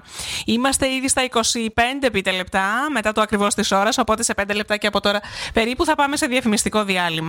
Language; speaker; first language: Greek; native; Greek